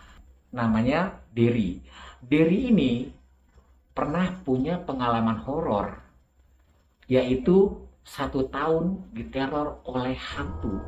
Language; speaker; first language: Indonesian; native; Indonesian